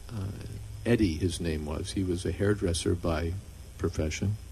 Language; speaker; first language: English; native; English